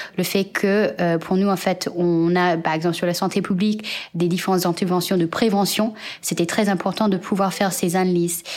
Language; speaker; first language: French; non-native, fluent; Chinese